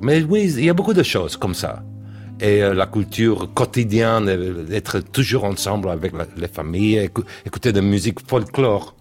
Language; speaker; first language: French; non-native, learner; English